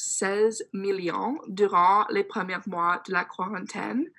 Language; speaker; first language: French; non-native, fluent; English